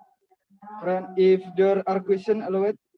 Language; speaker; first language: English; non-native, learner; Indonesian